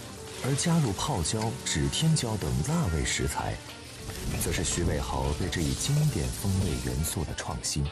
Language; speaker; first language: Chinese; native; Chinese